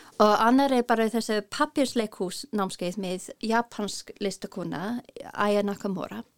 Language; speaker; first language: Icelandic; non-native, learner; English